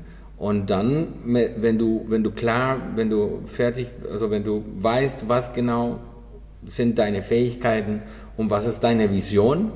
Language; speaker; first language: German; non-native, fluent; Spanish